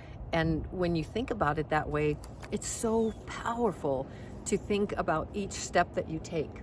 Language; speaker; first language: English; native; English